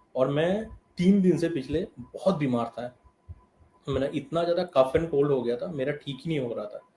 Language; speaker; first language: Hindi; non-native, local second language; Bangla